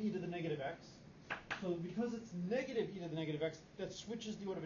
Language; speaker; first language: English; native; English